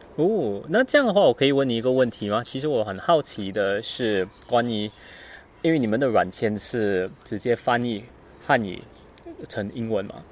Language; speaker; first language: Chinese; non-native, learner; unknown